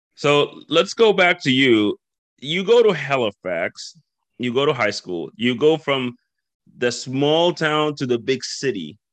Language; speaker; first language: English; non-native, fluent; Spanish